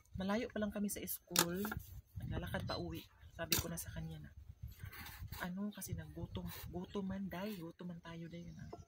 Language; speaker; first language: Filipino; non-native, local second language; Cebuano